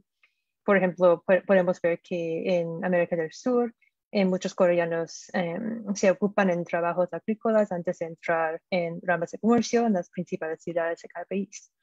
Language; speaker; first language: Spanish; non-native, fluent; English